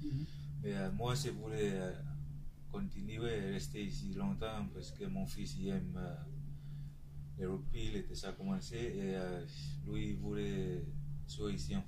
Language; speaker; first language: French; non-native, learner; Tongan